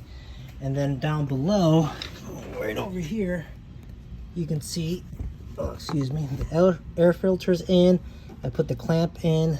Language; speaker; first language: English; native; English